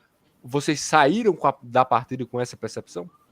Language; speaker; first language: Portuguese; native; Portuguese